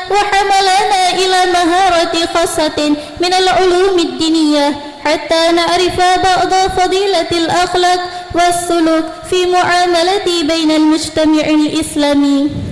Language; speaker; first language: Arabic; non-native, learner; Indonesian